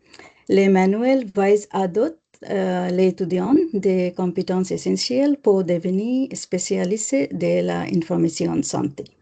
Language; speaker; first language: French; non-native, learner; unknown